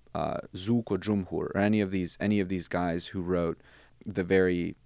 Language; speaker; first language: English; early bilingual, other home language; Bosnian